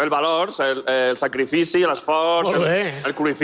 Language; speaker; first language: Catalan; non-native, local second language; Spanish